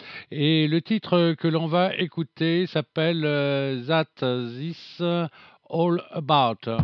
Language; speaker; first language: French; native; French